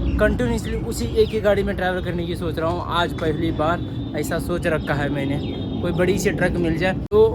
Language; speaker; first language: Hindi; non-native, local second language; Kannada